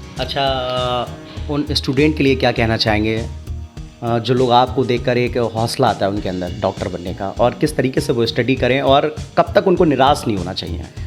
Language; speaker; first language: Hindi; native; Hindi